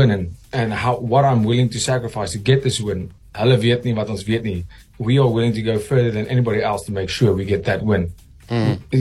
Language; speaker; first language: English; non-native, local second language; Afrikaans